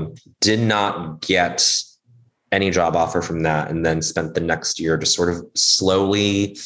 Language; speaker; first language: English; native; English